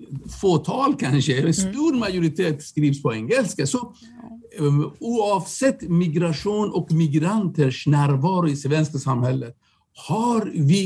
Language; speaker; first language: Swedish; non-native, fluent; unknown